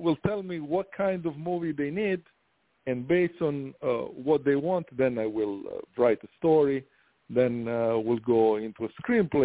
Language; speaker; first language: English; non-native, fluent; Italian